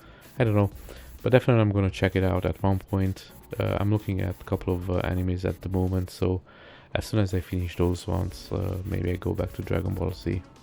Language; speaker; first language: English; non-native, fluent; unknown